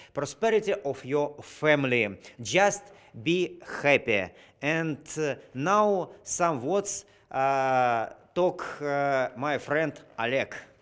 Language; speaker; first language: English; non-native, learner; Russian